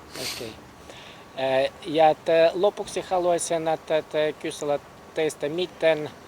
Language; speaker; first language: Finnish; non-native, fluent; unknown